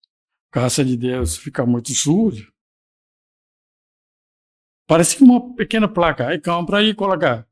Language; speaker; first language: Portuguese; non-native, fluent; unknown